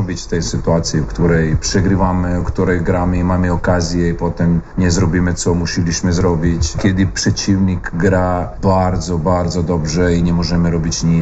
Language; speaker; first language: Polish; non-native, learner; Serbian